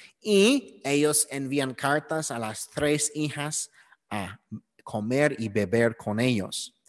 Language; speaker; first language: Spanish; non-native, learner; English